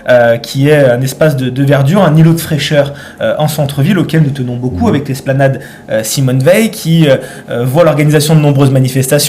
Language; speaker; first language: French; native; French